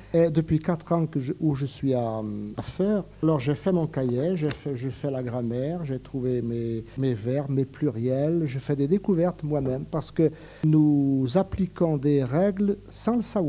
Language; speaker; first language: French; native; French